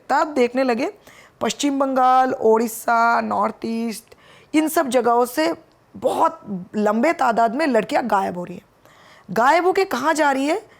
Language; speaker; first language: Hindi; non-native, local second language; Bangla